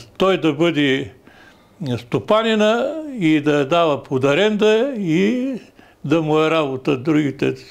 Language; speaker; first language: Bulgarian; native; Bulgarian